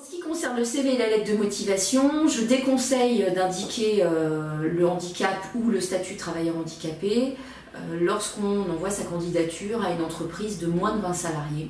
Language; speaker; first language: French; native; French